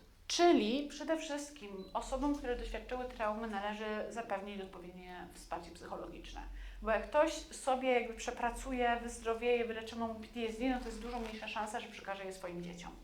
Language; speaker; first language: Polish; native; Polish